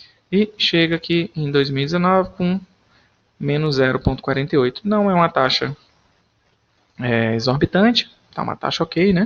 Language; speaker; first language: Portuguese; native; Portuguese